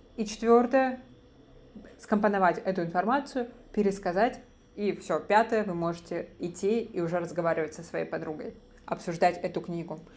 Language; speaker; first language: Russian; native; Russian